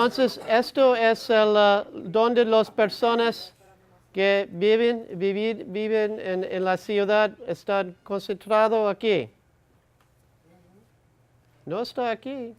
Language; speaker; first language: Spanish; non-native, learner; English